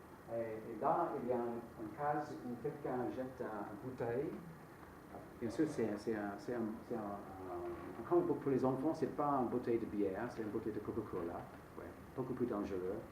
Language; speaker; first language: French; non-native, fluent; English